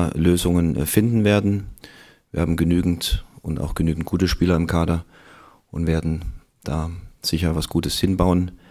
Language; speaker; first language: German; native; German